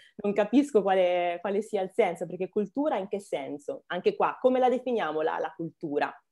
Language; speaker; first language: Italian; early bilingual, other home language; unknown